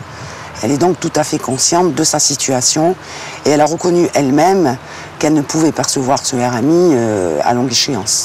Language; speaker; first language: French; native; French